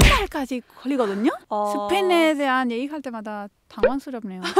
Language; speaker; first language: Korean; non-native, fluent; Spanish